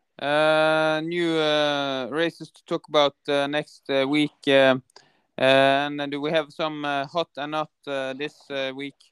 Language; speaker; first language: English; non-native, fluent; Norwegian